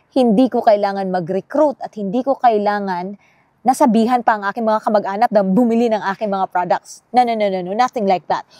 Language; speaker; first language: Filipino; non-native, local second language; Cebuano